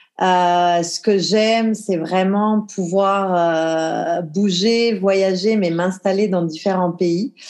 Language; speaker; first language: French; native; French